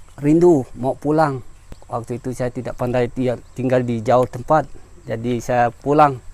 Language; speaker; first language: Malay; non-native, local second language; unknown